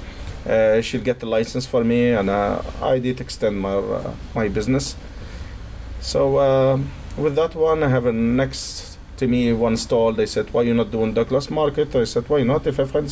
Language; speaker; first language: English; non-native, fluent; Arabic